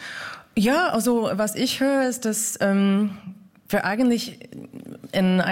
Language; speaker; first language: German; non-native, fluent; English